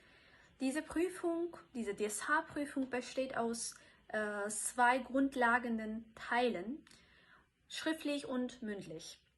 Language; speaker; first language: German; non-native, fluent; Turkish